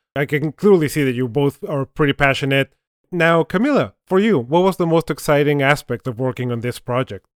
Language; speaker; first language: English; non-native, fluent; Spanish